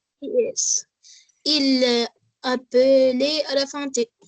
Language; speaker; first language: French; non-native, learner; Arabic